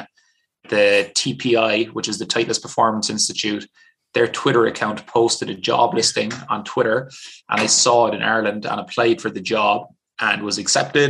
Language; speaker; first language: English; native; English